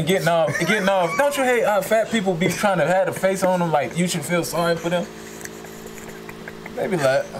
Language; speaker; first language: English; native; English